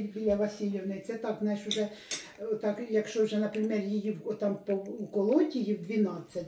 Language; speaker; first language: Ukrainian; native; Ukrainian